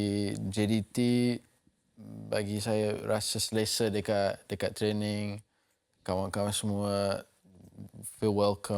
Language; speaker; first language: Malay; non-native, local second language; English